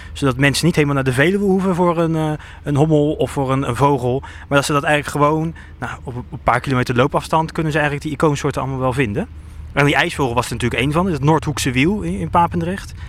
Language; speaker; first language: Dutch; native; Dutch